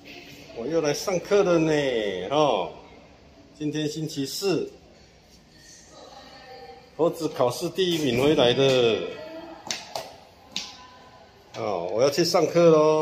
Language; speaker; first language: Chinese; non-native, local second language; Min Nan Chinese